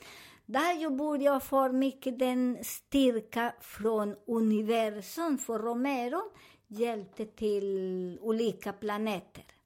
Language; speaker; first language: Swedish; non-native, learner; Spanish